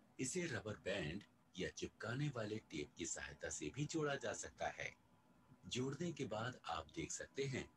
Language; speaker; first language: Hindi; native; Hindi